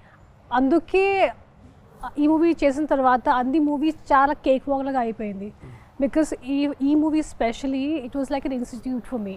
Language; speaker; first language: Telugu; non-native, fluent; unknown